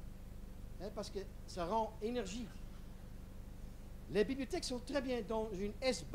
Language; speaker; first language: French; non-native, learner; Dutch